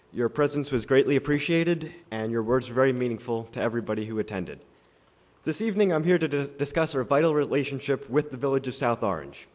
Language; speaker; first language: English; native; English